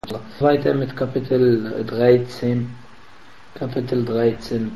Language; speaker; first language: German; non-native, fluent; Arabic